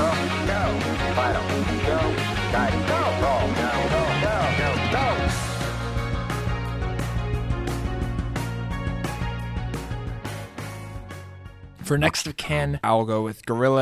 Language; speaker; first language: English; native; English